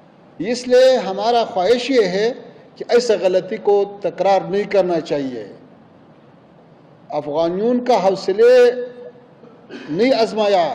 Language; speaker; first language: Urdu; non-native, fluent; Pashto